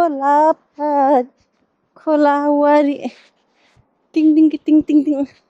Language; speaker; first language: Korean; non-native, learner; Nepali